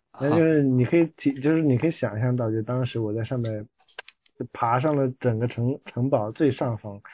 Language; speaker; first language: Chinese; native; Chinese